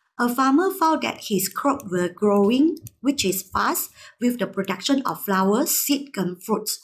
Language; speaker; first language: English; non-native, local second language; Chinese